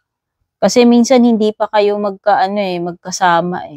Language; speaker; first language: Filipino; native; Filipino